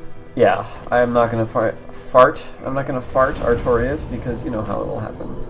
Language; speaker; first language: English; native; English